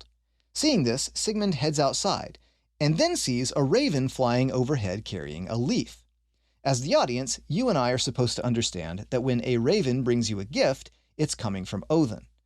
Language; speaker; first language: English; native; English